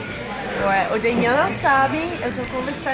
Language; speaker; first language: Portuguese; non-native, fluent; English